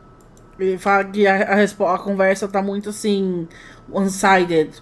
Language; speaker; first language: Portuguese; native; Portuguese